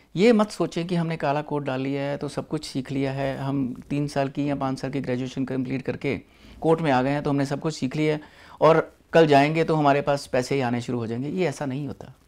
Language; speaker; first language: Hindi; non-native, local second language; Punjabi